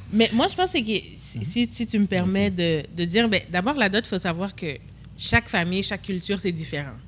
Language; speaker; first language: French; early bilingual, other home language; Lingala